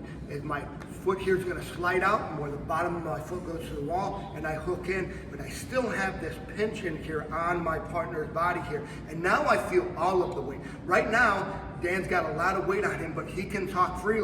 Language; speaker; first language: English; native; English